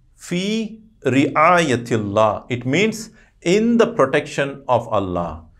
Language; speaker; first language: English; non-native, local second language; Urdu